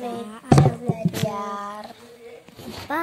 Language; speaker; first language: Indonesian; native; Indonesian